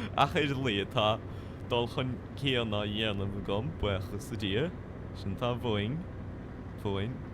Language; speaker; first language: Irish; native; Irish